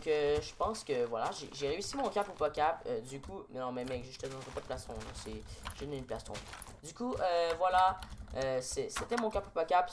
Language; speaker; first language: French; native; French